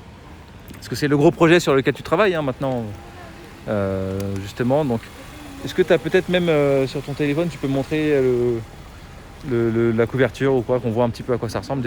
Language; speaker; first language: French; native; French